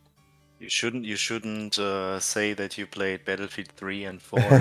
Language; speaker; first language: English; non-native, fluent; German